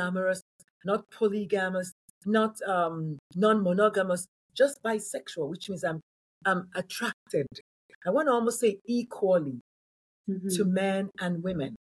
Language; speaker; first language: English; non-native, local second language; Igbo